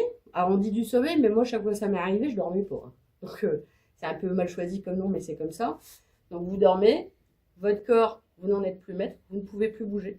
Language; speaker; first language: French; native; French